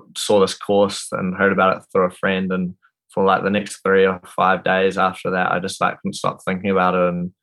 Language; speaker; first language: English; native; English